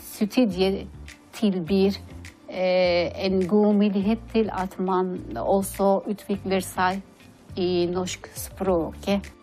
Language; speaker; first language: Norwegian; non-native, fluent; Turkish